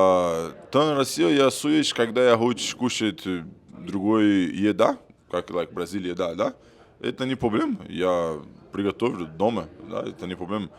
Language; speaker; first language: Russian; non-native, learner; Portuguese